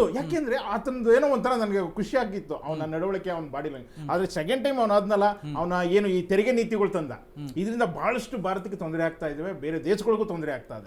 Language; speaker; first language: Kannada; native; Kannada